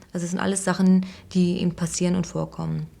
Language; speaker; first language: German; native; German